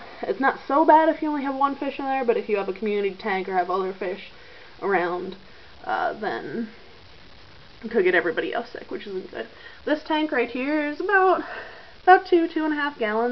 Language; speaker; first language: English; native; English